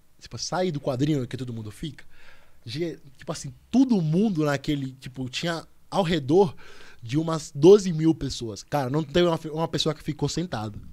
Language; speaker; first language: Portuguese; non-native, fluent; Spanish